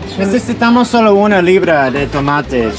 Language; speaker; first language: Spanish; non-native, learner; English